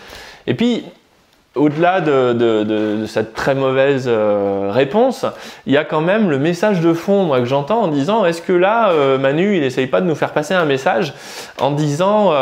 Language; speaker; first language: French; native; French